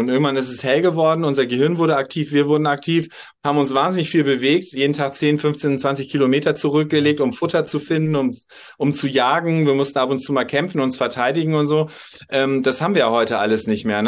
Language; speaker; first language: German; native; German